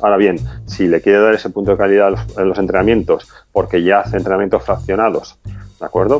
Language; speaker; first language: Spanish; native; Spanish